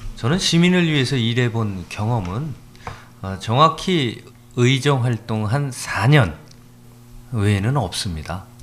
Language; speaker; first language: Korean; native; Korean